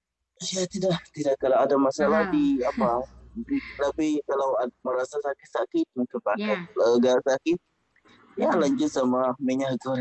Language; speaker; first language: Indonesian; non-native, fluent; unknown